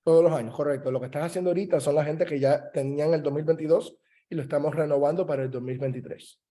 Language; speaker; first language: Spanish; early bilingual, heritage; Spanish